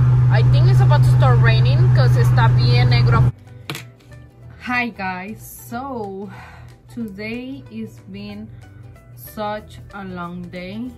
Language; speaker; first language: English; early bilingual, other home language; Spanish